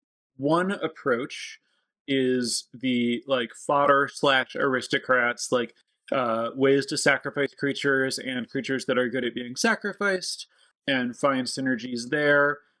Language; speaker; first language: English; native; English